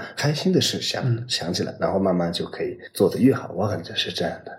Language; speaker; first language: Chinese; native; Chinese